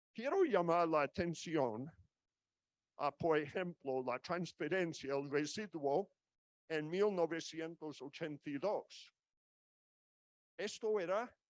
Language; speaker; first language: Spanish; non-native, fluent; English